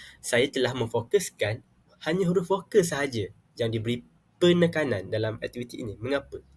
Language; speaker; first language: Malay; native; Malay